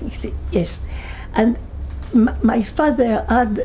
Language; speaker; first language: English; non-native, learner; French